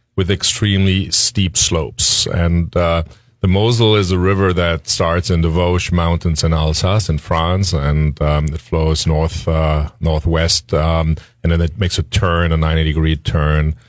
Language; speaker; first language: English; non-native, fluent; German